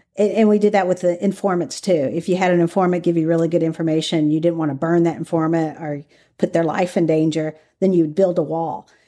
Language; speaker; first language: English; native; English